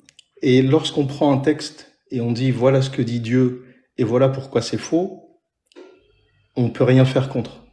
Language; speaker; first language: French; native; French